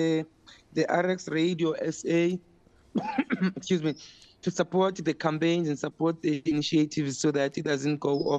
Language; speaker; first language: English; non-native, local second language; Xhosa